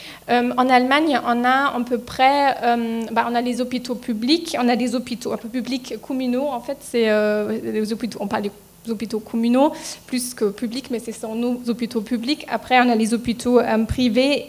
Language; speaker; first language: French; non-native, fluent; German